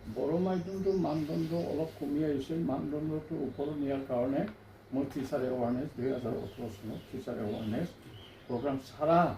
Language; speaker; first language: Assamese; non-native, local second language; Bodo